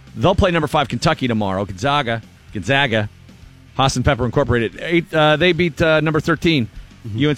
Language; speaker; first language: English; native; English